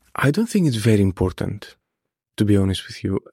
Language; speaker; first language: English; non-native, fluent; Greek